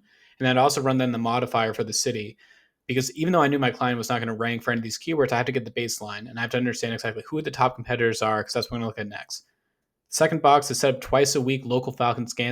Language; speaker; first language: English; native; English